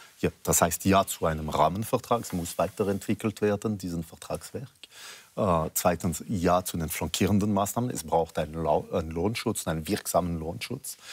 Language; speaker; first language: German; non-native, local second language; French